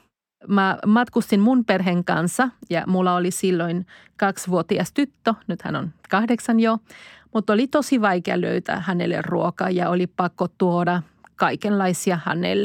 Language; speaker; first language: Finnish; non-native, fluent; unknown